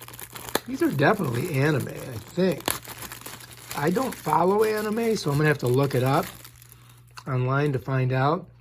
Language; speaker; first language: English; native; English